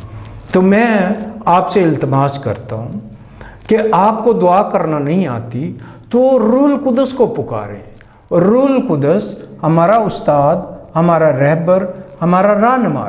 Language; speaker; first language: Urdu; non-native, local second language; Punjabi